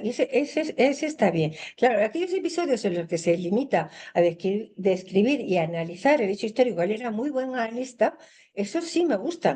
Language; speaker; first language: Spanish; native; Spanish